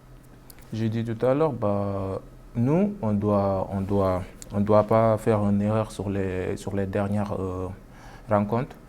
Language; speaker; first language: French; non-native, local second language; Wolof